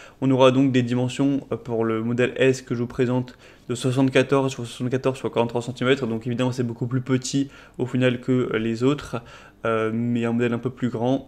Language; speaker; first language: French; native; French